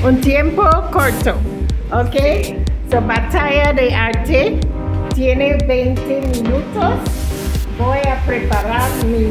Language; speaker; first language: Spanish; non-native, learner; English